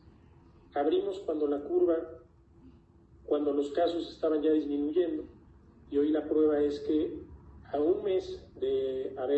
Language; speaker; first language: Spanish; native; Spanish